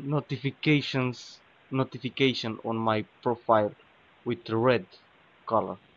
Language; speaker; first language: English; non-native, learner; Romanian